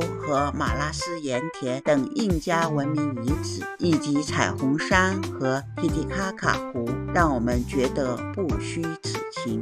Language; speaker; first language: Chinese; native; Chinese